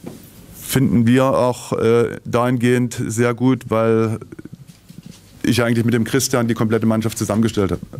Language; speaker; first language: German; native; German